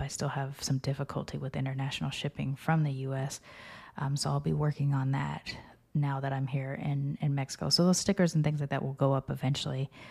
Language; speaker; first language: English; native; English